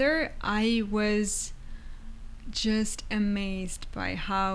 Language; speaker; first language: English; non-native, fluent; Ukrainian